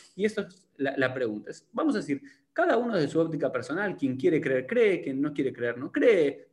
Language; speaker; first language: Spanish; native; Spanish